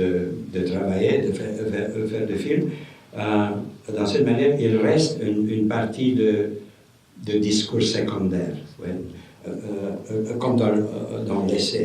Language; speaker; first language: French; non-native, fluent; Romanian